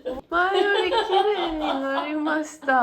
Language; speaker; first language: Japanese; non-native, learner; Korean